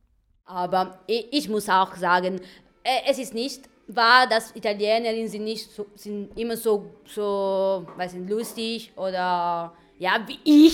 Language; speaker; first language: German; non-native, learner; Italian